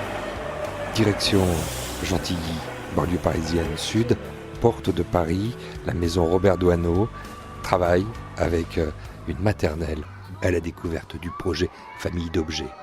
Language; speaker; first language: French; native; French